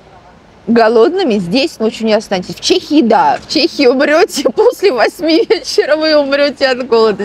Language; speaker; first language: Russian; native; Russian